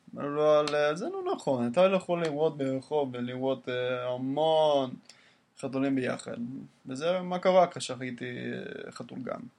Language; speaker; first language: Hebrew; non-native, learner; English